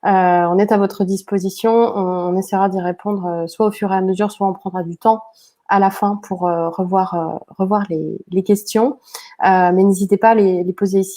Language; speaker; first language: French; native; French